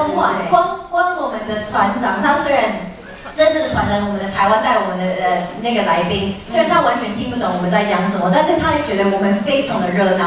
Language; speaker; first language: Chinese; early bilingual, heritage; Chinese